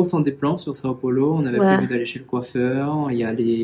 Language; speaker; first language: French; native; French